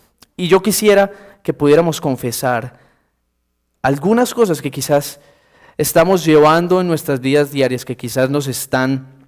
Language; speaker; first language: Spanish; native; Spanish